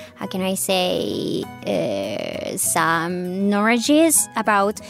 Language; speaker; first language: English; non-native, fluent; Japanese